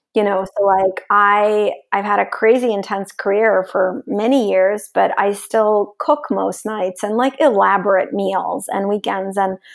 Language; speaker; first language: English; early bilingual, other home language; Russian